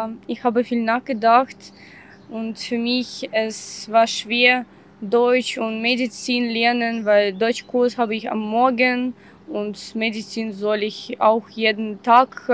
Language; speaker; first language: German; non-native, learner; Ukrainian